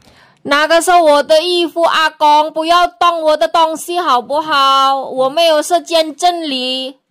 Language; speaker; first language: Chinese; non-native, local second language; Indonesian